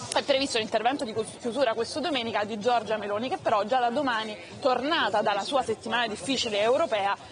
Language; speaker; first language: Italian; native; Italian